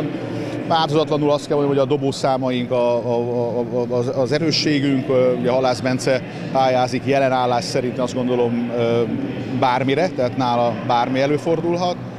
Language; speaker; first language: Hungarian; native; Hungarian